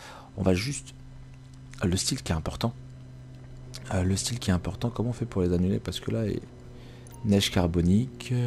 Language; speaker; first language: French; native; French